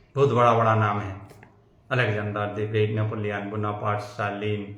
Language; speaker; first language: Hindi; non-native, local second language; Bangla